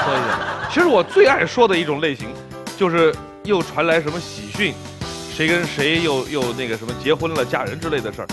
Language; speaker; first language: Chinese; native; Chinese